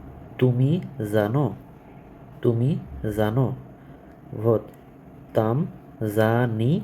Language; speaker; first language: Russian; non-native, learner; Bangla